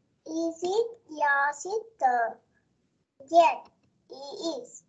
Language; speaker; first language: English; non-native, learner; Vietnamese